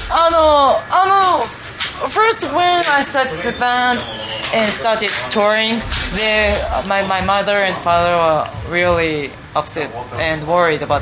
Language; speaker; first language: English; non-native, fluent; Japanese